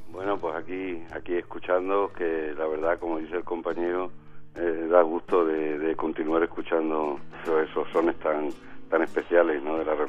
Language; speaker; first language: Spanish; native; Spanish